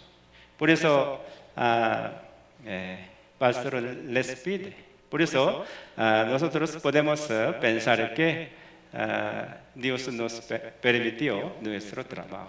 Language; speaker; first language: Spanish; non-native, fluent; Korean